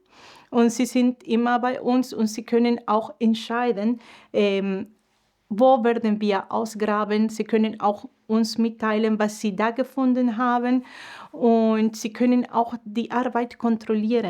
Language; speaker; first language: German; non-native, fluent; Spanish